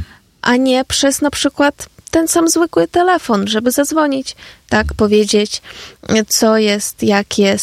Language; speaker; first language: Polish; non-native, fluent; Ukrainian